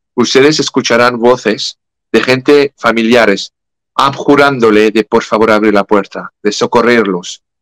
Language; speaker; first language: Spanish; non-native, fluent; French